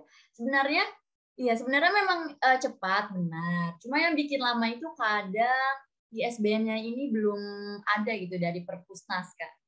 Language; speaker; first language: Indonesian; native; Indonesian